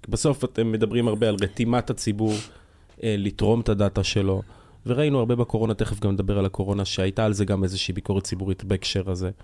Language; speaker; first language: Hebrew; native; Hebrew